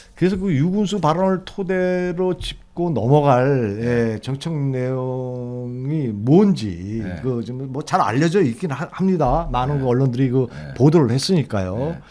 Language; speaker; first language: Korean; native; Korean